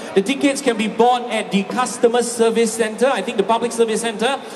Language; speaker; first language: English; non-native, local second language; Chinese